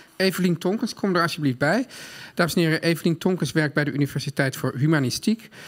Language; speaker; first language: Dutch; native; Dutch